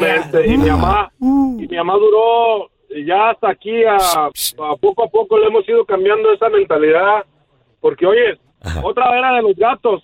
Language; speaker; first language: Spanish; native; Spanish